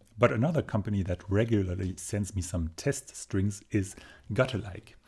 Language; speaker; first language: English; non-native, fluent; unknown